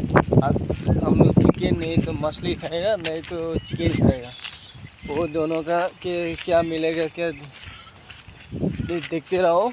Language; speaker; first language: Hindi; non-native, local second language; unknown